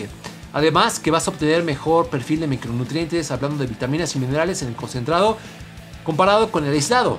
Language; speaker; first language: Spanish; native; Spanish